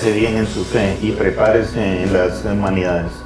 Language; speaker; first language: Spanish; native; Spanish